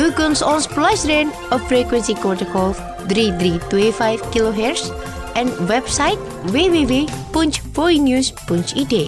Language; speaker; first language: Dutch; non-native, fluent; Indonesian